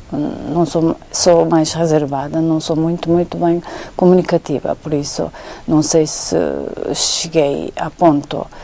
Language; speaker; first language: Portuguese; non-native, fluent; Japanese